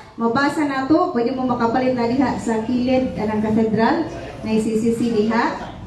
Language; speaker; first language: Cebuano; native; Cebuano